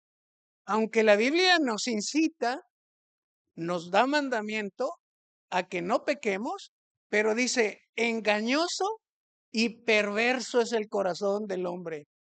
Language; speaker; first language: Spanish; native; Spanish